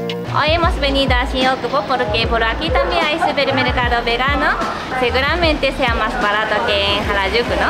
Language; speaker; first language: Spanish; non-native, fluent; Japanese